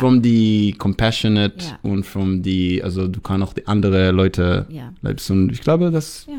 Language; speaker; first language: German; non-native, learner; Hebrew